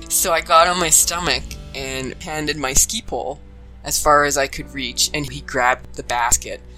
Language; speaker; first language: English; native; English